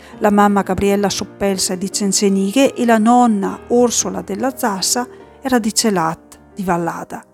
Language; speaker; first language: Italian; native; Italian